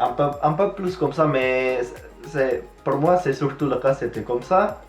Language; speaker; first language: French; non-native, fluent; Indonesian